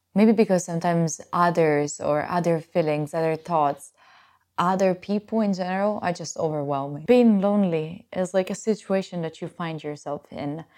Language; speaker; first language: English; non-native, fluent; Italian